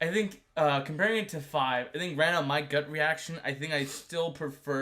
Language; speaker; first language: English; native; English